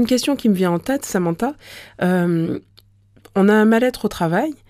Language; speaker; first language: French; native; French